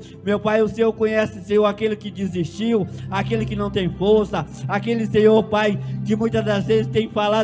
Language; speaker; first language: Portuguese; native; Portuguese